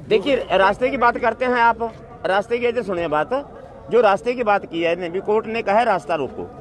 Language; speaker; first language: Hindi; non-native, local second language; Punjabi